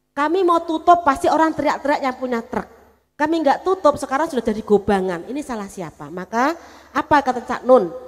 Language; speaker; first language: Indonesian; non-native, local second language; Javanese